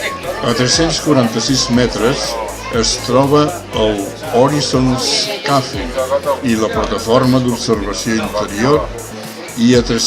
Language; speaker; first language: Catalan; native; Catalan